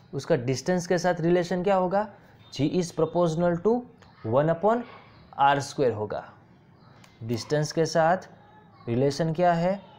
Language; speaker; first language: Hindi; non-native, local second language; Gujarati